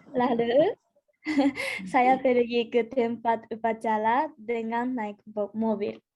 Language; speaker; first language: Indonesian; non-native, learner; Japanese